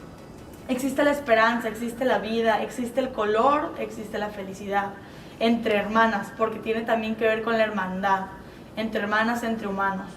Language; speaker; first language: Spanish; native; Spanish